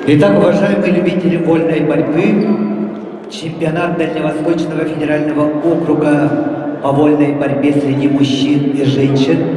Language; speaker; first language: Russian; native; Russian